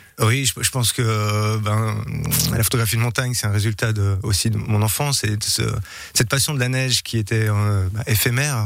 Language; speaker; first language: French; native; French